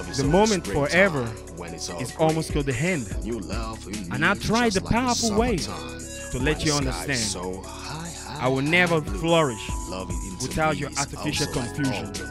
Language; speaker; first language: English; non-native, local second language; Yoruba